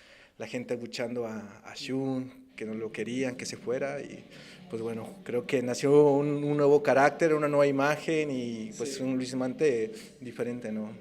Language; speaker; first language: Spanish; native; Spanish